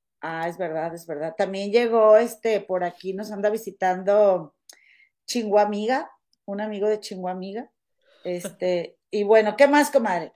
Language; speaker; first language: Spanish; native; Spanish